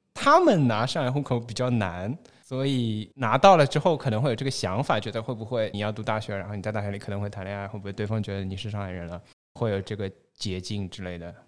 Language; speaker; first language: Chinese; non-native, local second language; Wu Chinese